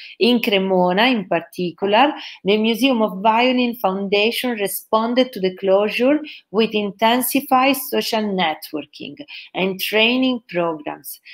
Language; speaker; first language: English; non-native, fluent; Italian